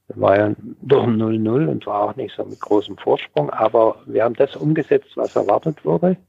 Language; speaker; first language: German; native; German